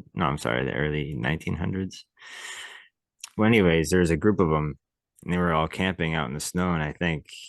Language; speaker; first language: English; native; English